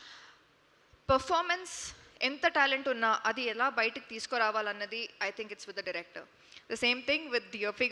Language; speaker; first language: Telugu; non-native, fluent; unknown